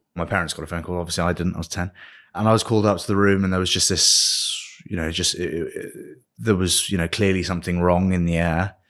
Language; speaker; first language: English; early bilingual, other home language; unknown